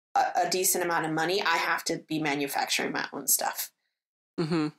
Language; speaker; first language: English; native; English